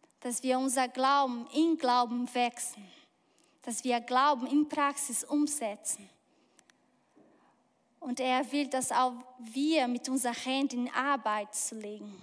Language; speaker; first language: German; non-native, fluent; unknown